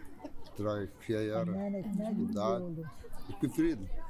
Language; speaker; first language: German; non-native, learner; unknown